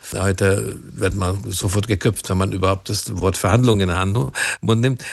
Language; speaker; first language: German; non-native, fluent; Hungarian